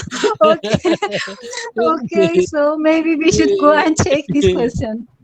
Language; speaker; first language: English; non-native, learner; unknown